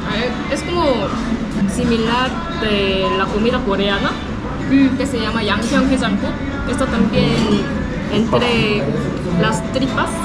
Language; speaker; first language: Spanish; non-native, learner; Korean